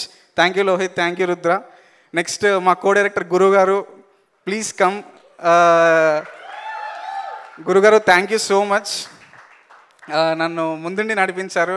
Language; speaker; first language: Telugu; native; Telugu